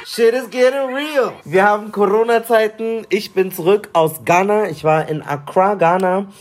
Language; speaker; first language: German; early bilingual, other home language; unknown